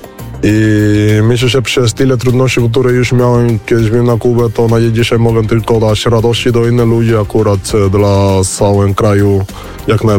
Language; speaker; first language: Polish; non-native, learner; Spanish